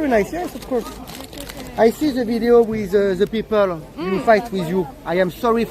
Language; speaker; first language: English; non-native, learner; French